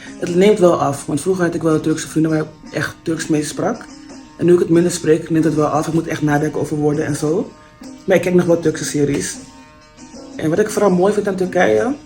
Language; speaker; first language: Dutch; native; Dutch